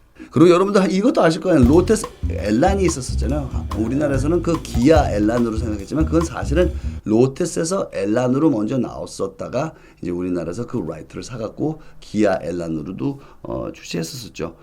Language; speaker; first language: Korean; early bilingual, other home language; English